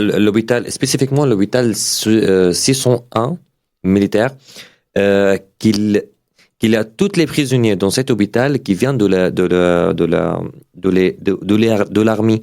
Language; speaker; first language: French; non-native, learner; Arabic